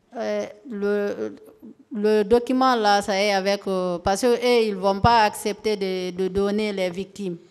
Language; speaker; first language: French; non-native, local second language; Fula